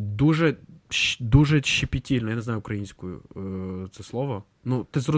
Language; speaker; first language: Ukrainian; native; Ukrainian